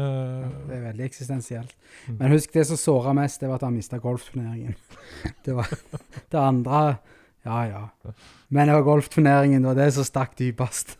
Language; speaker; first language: Norwegian; native; Norwegian